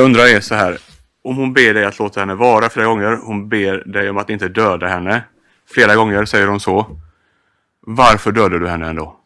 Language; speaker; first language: Swedish; native; Swedish